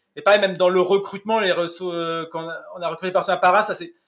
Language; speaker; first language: French; native; French